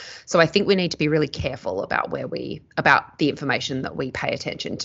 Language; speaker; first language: English; native; English